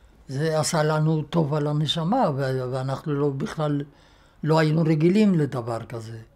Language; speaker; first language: Hebrew; non-native, fluent; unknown